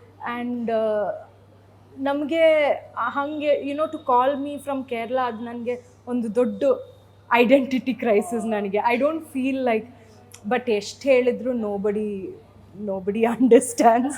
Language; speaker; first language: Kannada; non-native, local second language; Malayalam